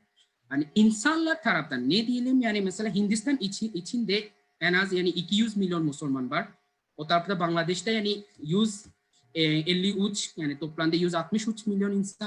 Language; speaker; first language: Turkish; non-native, fluent; Bangla